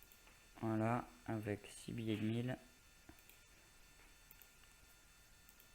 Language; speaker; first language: French; native; French